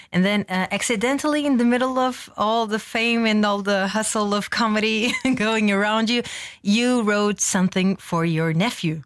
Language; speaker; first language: English; non-native, fluent; Portuguese